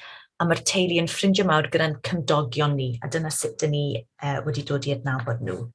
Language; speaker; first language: Welsh; native; Welsh